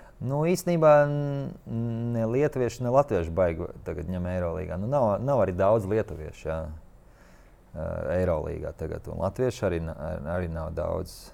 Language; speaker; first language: Latvian; native; Latvian